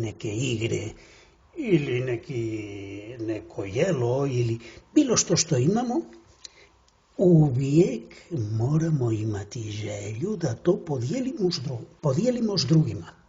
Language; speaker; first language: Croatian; non-native, fluent; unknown